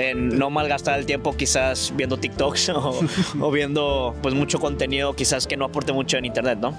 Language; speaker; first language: Spanish; native; Spanish